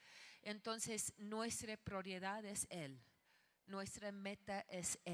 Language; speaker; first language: Spanish; non-native, fluent; English